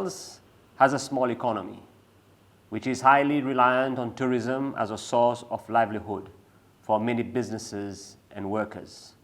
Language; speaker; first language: English; non-native, local second language; Seselwa Creole French